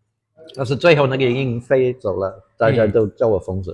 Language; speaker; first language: Chinese; non-native, fluent; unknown